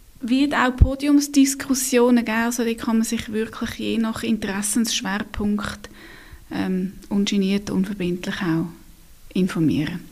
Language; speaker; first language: German; native; German